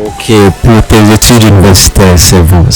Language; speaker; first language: French; non-native, fluent; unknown